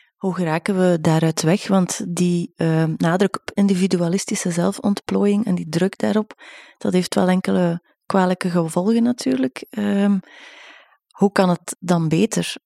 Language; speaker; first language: Dutch; native; Dutch